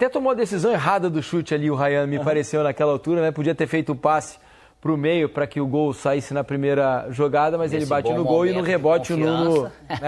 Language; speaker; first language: Portuguese; native; Portuguese